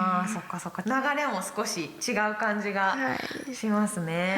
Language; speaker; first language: Japanese; native; Japanese